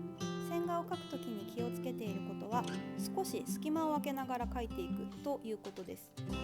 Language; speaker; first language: Japanese; native; Japanese